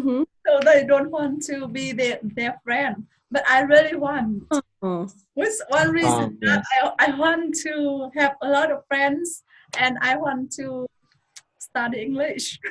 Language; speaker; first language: English; non-native, fluent; Vietnamese